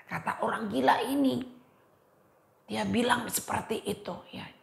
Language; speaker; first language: Indonesian; native; Indonesian